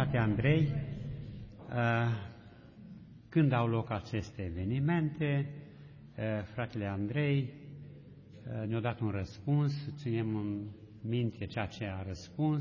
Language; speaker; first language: Romanian; non-native, learner; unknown